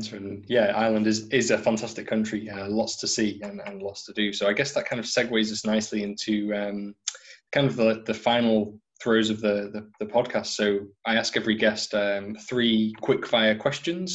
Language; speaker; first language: English; native; English